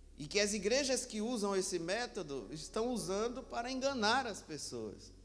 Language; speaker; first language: Portuguese; native; Portuguese